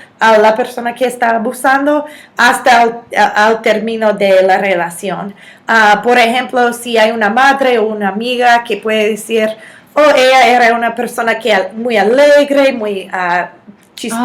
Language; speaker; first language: Spanish; non-native, fluent; English